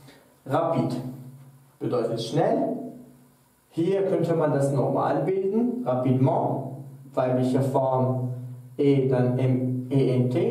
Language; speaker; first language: German; non-native, fluent; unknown